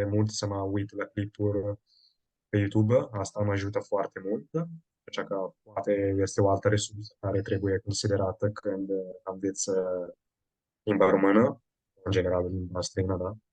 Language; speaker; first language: Romanian; non-native, fluent; Italian